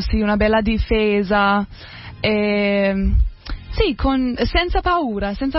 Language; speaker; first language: Italian; non-native, learner; German